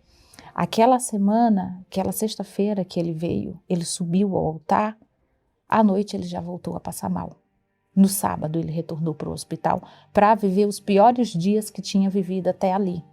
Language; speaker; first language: Portuguese; native; Portuguese